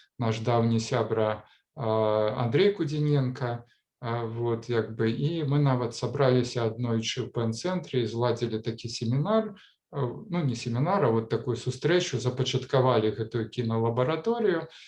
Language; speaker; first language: Belarusian; non-native, local second language; Russian